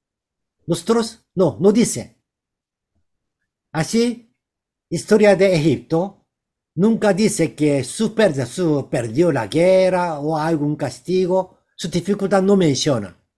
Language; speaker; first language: Spanish; non-native, learner; Korean